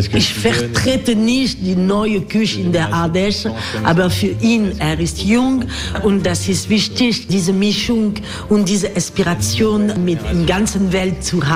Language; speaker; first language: German; non-native, fluent; French